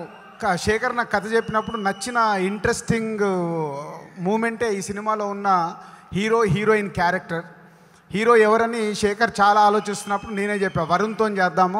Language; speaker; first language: Telugu; native; Telugu